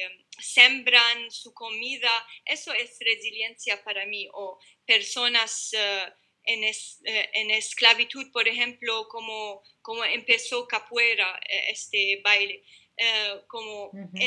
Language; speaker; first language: Spanish; non-native, learner; Arabic